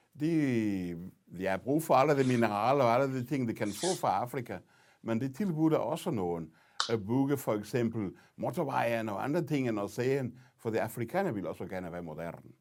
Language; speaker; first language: Danish; non-native, fluent; Portuguese